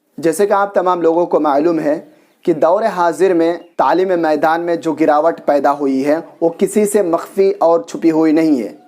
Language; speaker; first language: Urdu; native; Urdu